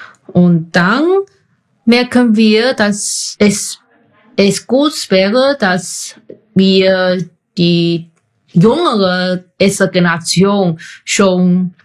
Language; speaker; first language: German; non-native, fluent; Chinese